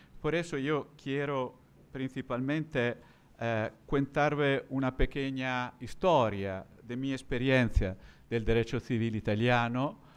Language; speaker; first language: Spanish; non-native, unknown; Italian